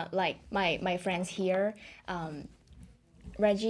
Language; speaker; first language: English; non-native, fluent; Chinese